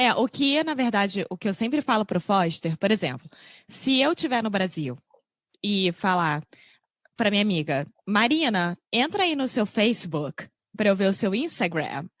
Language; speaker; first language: Portuguese; native; Portuguese